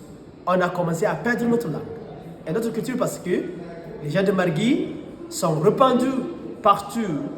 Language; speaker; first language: French; non-native, fluent; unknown